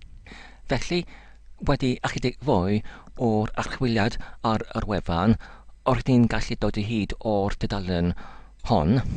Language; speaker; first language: Welsh; non-native, learner; English